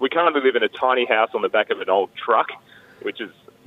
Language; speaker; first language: English; native; English